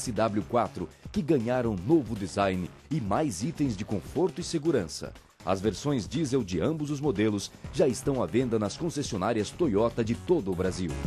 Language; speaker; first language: Portuguese; native; Portuguese